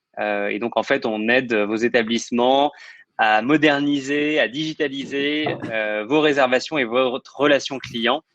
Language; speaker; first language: French; native; French